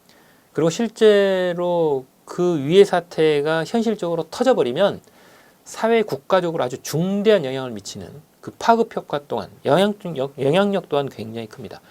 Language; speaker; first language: Korean; native; Korean